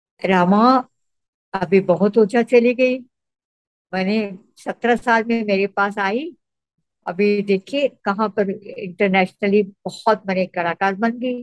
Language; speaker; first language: Hindi; non-native, local second language; Tamil